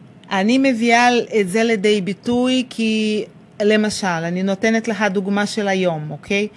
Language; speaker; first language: Hebrew; non-native, fluent; Portuguese